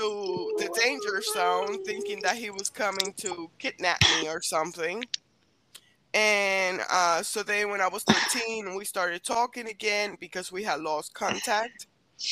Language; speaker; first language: English; non-native, fluent; Spanish